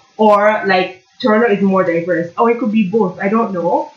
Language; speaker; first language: English; non-native, local second language; Yoruba